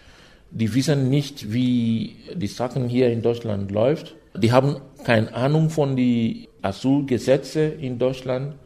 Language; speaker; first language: German; non-native, fluent; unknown